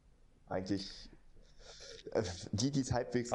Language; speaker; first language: German; native; German